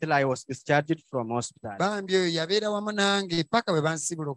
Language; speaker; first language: English; non-native, fluent; Oromo